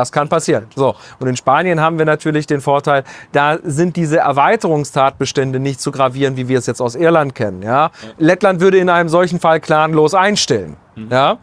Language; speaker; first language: German; native; German